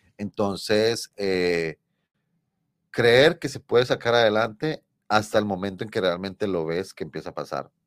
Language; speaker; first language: Spanish; native; Spanish